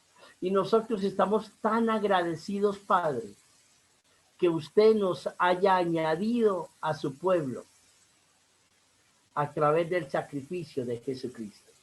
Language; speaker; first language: Spanish; native; Spanish